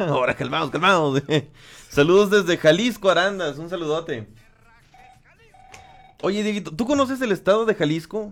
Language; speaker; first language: Spanish; native; Spanish